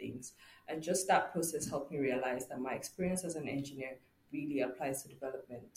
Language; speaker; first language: English; non-native, local second language; Yoruba